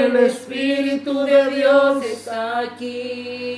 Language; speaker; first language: Spanish; native; Spanish